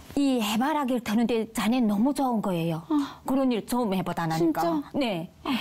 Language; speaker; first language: Korean; native; Korean